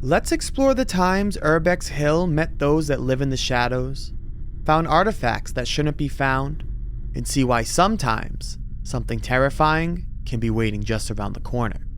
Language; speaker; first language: English; native; English